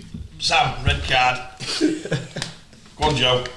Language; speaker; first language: English; native; English